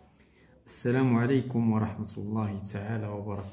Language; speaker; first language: Arabic; native; Arabic